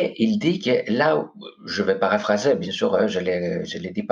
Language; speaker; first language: French; non-native, fluent; Greek